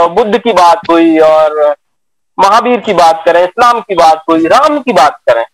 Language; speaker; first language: Hindi; native; Hindi